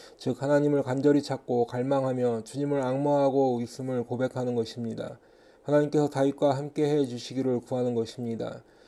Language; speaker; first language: Korean; native; Korean